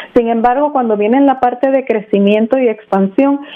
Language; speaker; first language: Spanish; native; Spanish